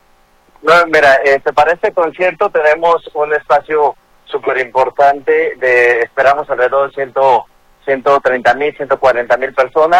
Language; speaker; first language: Spanish; native; Spanish